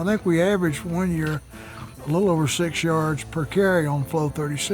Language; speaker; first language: English; native; English